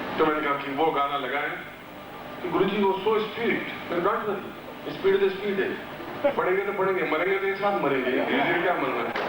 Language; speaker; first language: Hindi; native; Hindi